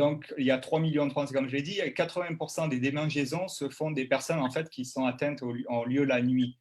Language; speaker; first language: French; native; French